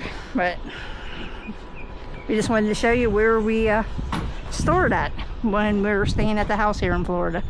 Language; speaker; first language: English; native; English